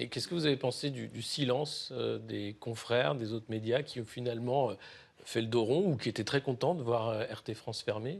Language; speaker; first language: French; native; French